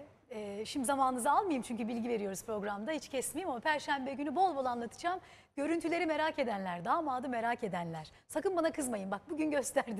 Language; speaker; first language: Turkish; native; Turkish